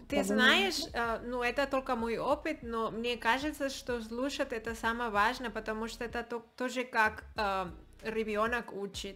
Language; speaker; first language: Russian; non-native, learner; Spanish